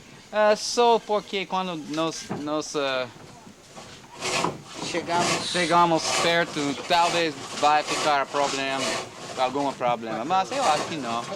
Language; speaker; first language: Portuguese; non-native, fluent; English